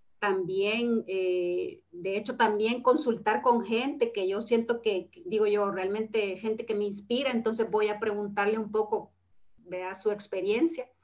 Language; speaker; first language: Spanish; native; Spanish